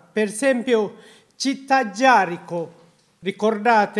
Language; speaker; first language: Italian; non-native, learner; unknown